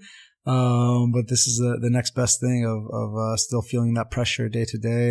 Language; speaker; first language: English; non-native, local second language; Armenian